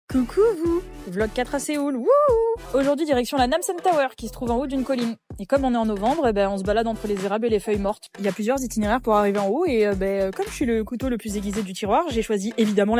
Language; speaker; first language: French; native; French